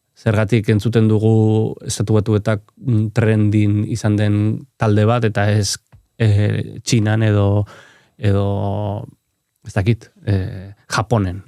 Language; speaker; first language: Basque; native; Basque